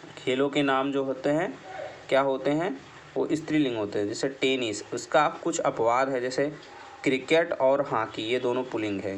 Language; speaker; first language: Hindi; native; Hindi